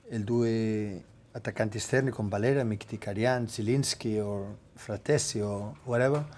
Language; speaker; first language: Italian; non-native, fluent; Catalan